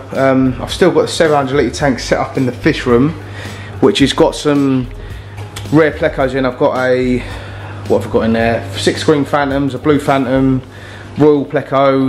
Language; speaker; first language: English; native; English